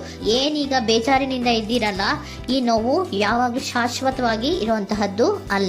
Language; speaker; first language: Kannada; native; Kannada